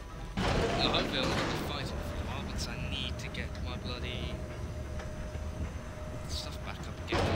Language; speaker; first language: English; native; English